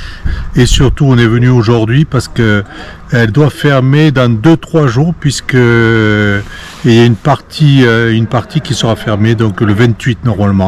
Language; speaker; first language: French; native; French